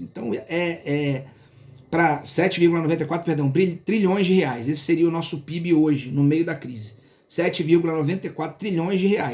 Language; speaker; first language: Portuguese; native; Portuguese